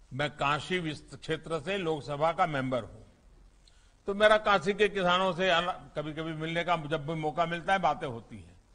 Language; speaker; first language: Hindi; non-native, local second language; Gujarati